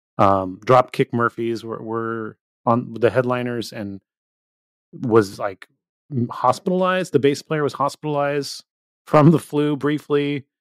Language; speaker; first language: English; native; English